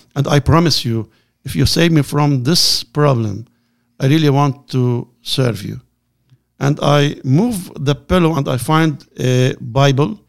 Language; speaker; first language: English; non-native, learner; Arabic